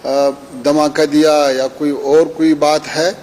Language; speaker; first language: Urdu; non-native, fluent; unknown